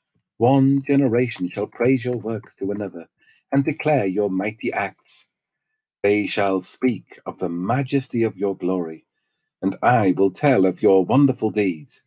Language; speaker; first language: English; native; English